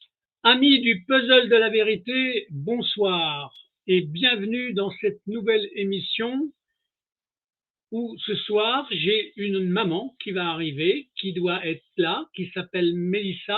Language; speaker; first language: French; native; French